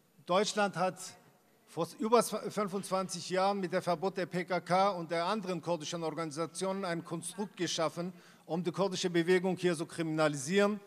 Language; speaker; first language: German; early bilingual, other home language; Kurdish